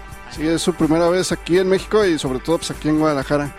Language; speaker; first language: Spanish; native; Spanish